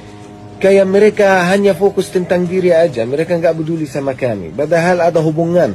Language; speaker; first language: Indonesian; non-native, fluent; Arabic